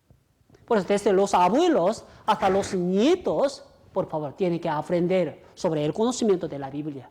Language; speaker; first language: Spanish; non-native, fluent; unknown